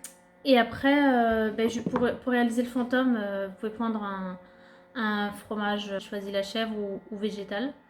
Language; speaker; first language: French; native; French